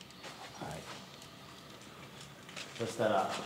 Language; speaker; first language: Japanese; native; Japanese